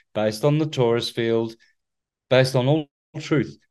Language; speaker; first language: English; native; English